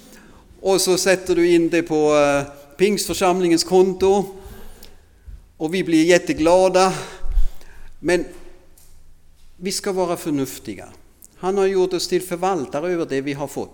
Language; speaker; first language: Swedish; non-native, fluent; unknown